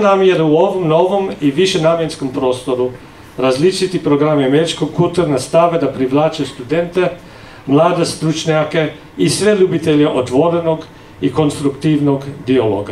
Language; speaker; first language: Serbian; non-native, fluent; English